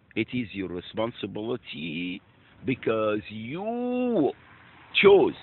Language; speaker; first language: English; non-native, fluent; Arabic